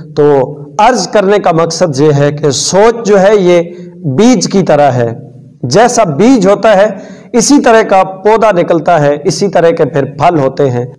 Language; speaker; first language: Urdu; non-native, local second language; Punjabi